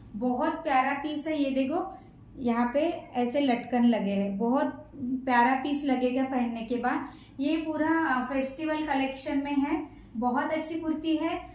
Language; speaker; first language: Hindi; non-native, local second language; Marathi